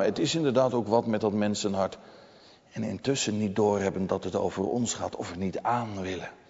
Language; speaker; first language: Dutch; native; Dutch